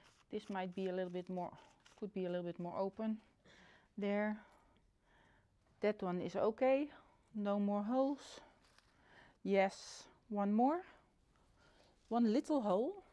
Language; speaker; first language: English; non-native, fluent; Dutch